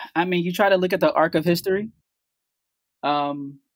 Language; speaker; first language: English; native; English